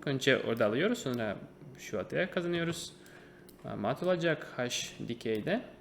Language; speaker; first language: Turkish; non-native, fluent; Russian